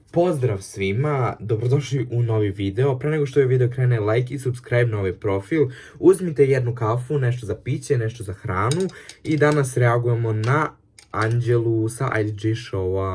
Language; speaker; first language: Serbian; early bilingual, heritage; Serbian